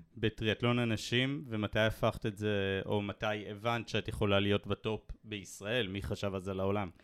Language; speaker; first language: Hebrew; native; Hebrew